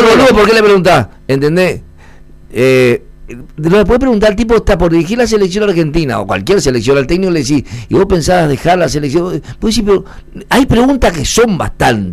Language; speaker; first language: Spanish; native; Spanish